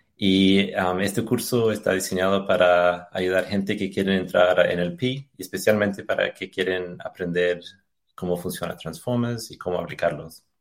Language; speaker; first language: Spanish; early bilingual, heritage; English